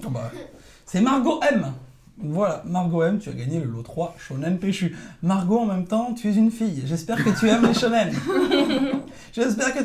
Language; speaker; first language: French; native; French